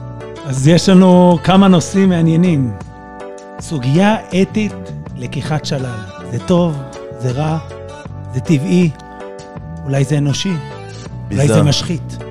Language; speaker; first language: Hebrew; native; Hebrew